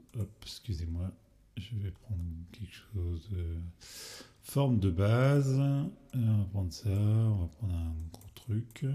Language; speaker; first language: French; native; French